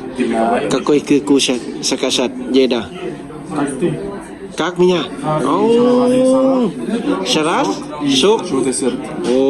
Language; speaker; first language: Russian; non-native, learner; Lao